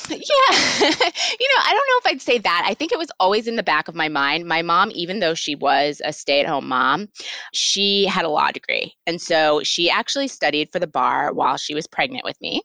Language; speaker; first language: English; native; English